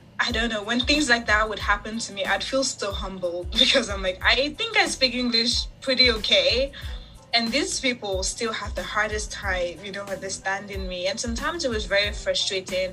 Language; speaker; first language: English; native; English